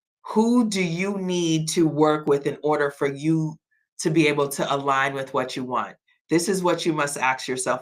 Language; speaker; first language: English; native; English